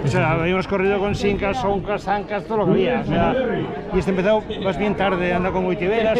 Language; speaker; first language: Spanish; native; Spanish